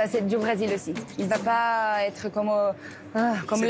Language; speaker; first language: French; non-native, fluent; Portuguese